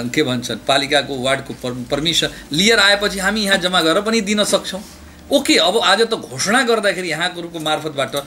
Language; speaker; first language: Nepali; non-native, local second language; Bhojpuri